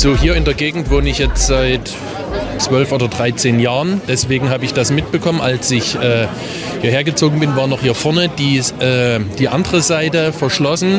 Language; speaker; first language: German; native; German